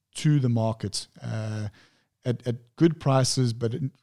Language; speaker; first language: English; native; English